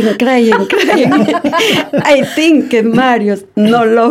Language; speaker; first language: English; non-native, learner; Spanish